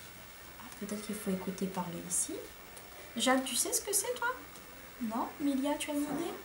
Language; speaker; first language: French; native; French